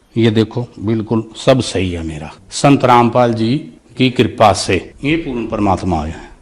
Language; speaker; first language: Hindi; native; Hindi